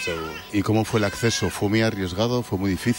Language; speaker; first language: Spanish; native; Spanish